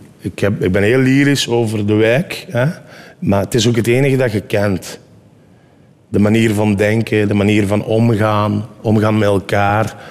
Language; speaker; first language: Dutch; early bilingual, other home language; Turkish